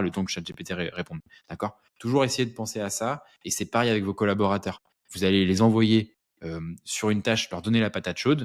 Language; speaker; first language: French; native; French